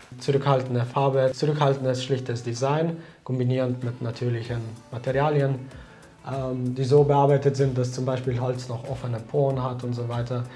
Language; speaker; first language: German; non-native, fluent; Slovenian